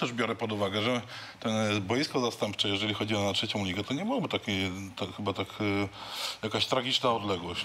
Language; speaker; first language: Polish; native; Polish